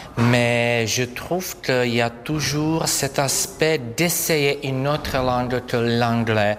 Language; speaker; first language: French; non-native, fluent; Czech